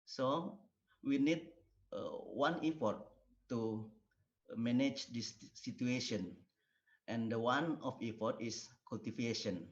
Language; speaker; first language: English; non-native, learner; Indonesian